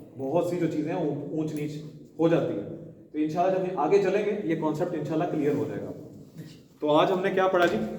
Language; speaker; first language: Urdu; non-native, local second language; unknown